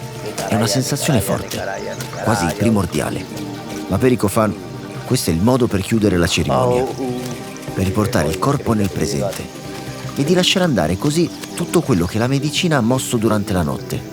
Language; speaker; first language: Italian; native; Italian